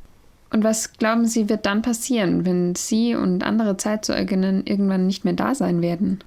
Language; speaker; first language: German; native; German